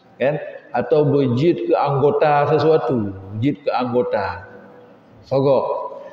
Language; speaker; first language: Malay; non-native, local second language; Achinese